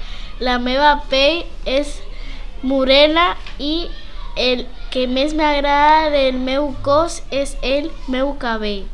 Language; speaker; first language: Catalan; non-native, learner; Spanish